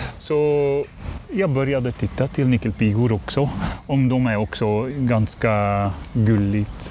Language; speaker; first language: Swedish; non-native, learner; Dutch